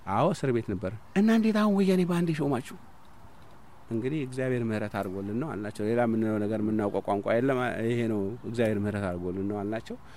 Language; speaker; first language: Amharic; non-native, local second language; Somali